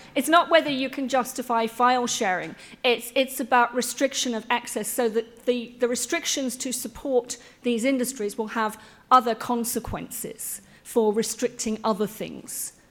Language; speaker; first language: English; native; English